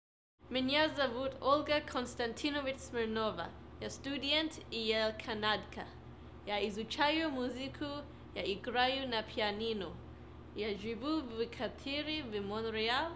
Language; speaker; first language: Russian; non-native, learner; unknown